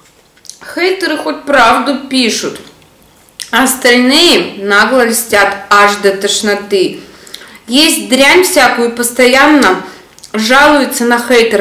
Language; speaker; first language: Russian; native; Russian